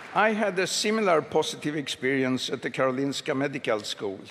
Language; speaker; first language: English; non-native, fluent; Swedish